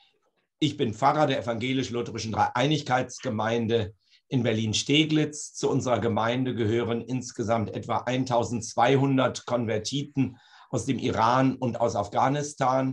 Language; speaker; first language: German; native; German